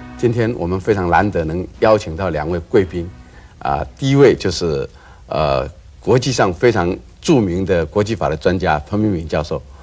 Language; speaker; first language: Chinese; non-native, local second language; Min Nan Chinese